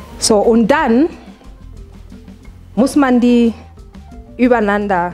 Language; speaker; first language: German; non-native, fluent; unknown